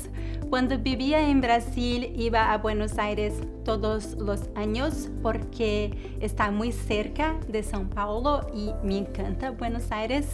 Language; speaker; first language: Spanish; non-native, learner; Portuguese